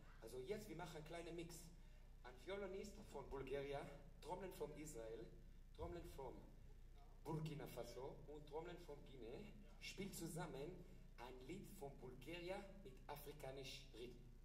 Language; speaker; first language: German; non-native, learner; Hebrew